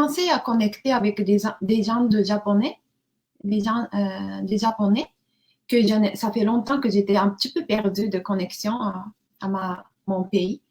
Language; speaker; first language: French; non-native, learner; Japanese